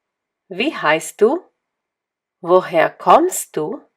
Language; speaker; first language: German; non-native, fluent; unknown